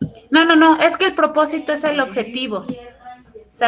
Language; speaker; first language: Spanish; native; Spanish